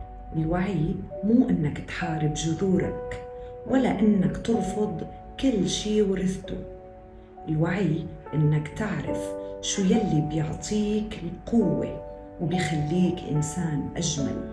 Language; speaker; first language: Arabic; native; Arabic